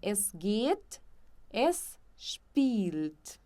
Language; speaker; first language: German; non-native, fluent; Portuguese